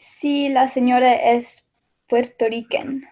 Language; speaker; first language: Spanish; non-native, learner; English